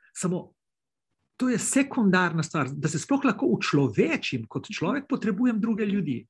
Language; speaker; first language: Slovenian; native; Slovenian